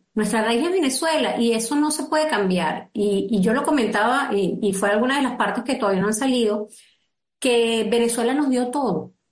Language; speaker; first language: Spanish; native; Spanish